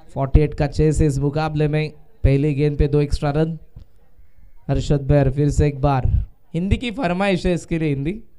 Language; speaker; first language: Hindi; non-native, local second language; Marathi